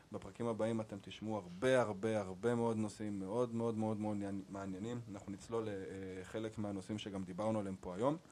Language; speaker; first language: Hebrew; native; Hebrew